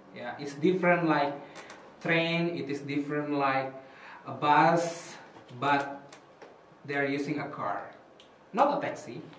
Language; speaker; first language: English; non-native, fluent; Indonesian